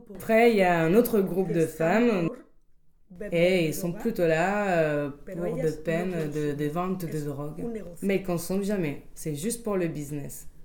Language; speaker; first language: French; non-native, fluent; Spanish